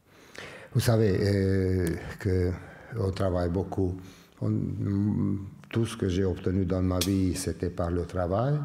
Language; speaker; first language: French; non-native, fluent; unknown